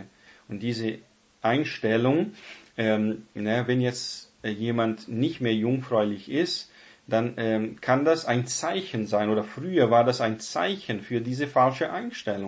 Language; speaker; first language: German; non-native, fluent; Portuguese